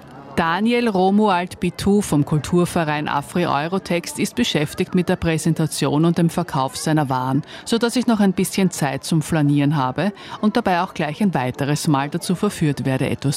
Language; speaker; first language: German; native; German